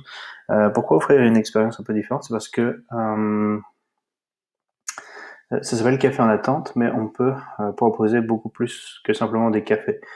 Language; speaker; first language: French; native; French